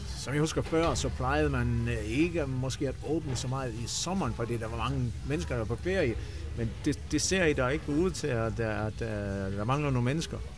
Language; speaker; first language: Danish; non-native, local second language; Faroese